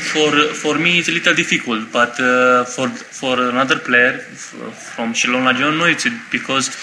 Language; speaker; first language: English; non-native, learner; Romanian